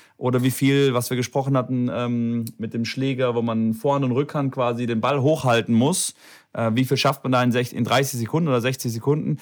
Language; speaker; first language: German; native; German